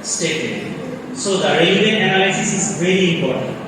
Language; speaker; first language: English; non-native, local second language; Bangla